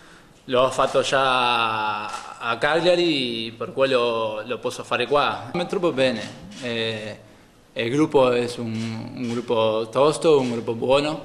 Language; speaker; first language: Italian; non-native, fluent; Spanish